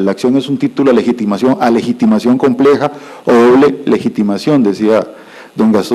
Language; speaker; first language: Spanish; native; Spanish